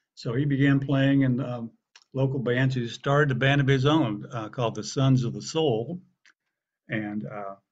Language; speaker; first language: English; native; English